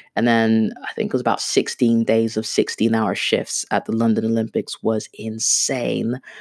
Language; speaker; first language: English; non-native, local second language; Swahili